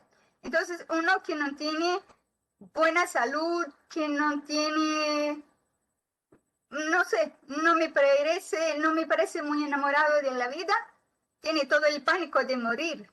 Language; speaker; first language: Spanish; non-native, learner; Portuguese